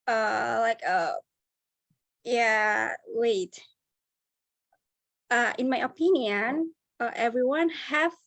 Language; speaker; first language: English; non-native, learner; Indonesian